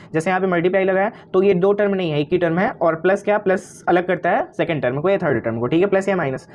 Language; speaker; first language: Hindi; native; Hindi